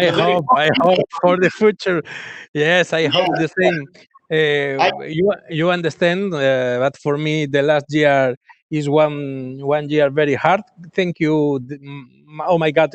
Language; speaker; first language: English; non-native, learner; Galician